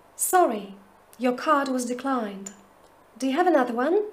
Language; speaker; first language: English; non-native, fluent; Polish